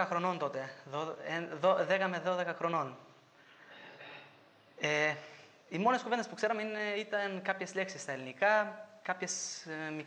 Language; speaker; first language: Greek; non-native, fluent; Albanian